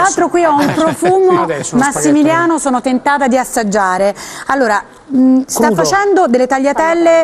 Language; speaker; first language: Italian; native; Italian